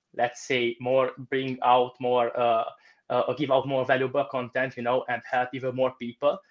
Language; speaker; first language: English; non-native, fluent; Romanian